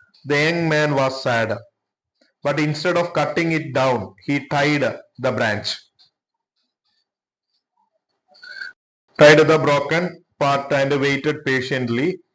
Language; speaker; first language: English; non-native, local second language; Malayalam